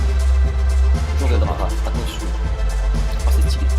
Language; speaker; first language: French; native; French